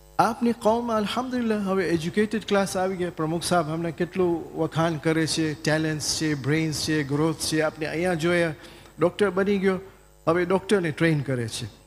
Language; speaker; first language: Gujarati; early bilingual, heritage; Gujarati